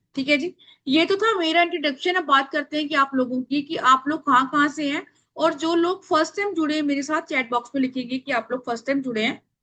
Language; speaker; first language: Hindi; native; Hindi